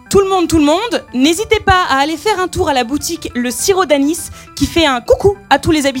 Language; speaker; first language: French; native; French